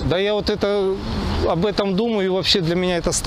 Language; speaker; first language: Russian; native; Russian